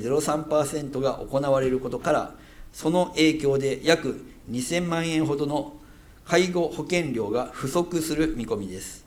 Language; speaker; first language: Japanese; native; Japanese